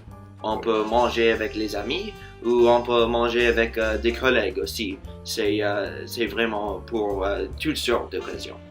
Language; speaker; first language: French; non-native, fluent; English